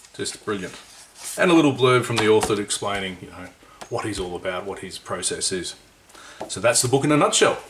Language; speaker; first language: English; native; English